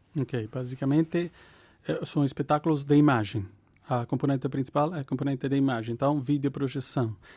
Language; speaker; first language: Portuguese; non-native, fluent; Italian